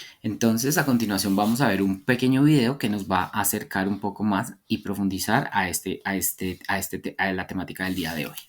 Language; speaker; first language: Spanish; native; Spanish